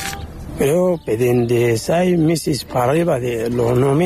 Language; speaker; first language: Spanish; non-native, learner; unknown